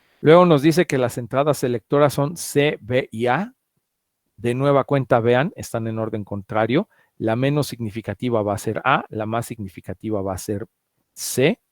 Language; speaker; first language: Spanish; native; Spanish